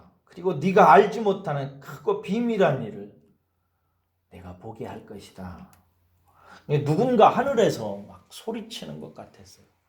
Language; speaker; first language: Korean; native; Korean